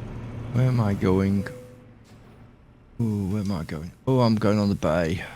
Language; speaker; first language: English; native; English